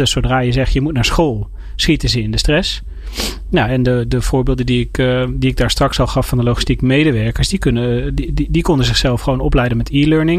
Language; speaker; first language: Dutch; native; Dutch